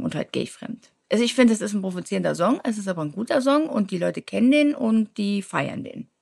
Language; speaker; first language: German; native; German